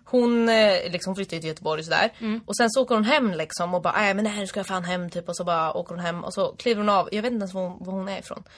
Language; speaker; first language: Swedish; native; Swedish